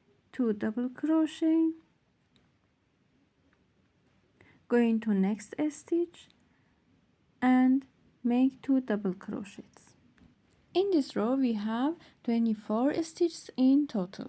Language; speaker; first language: English; non-native, learner; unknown